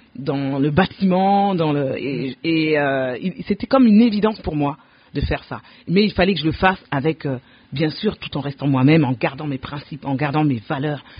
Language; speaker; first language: French; early bilingual, other home language; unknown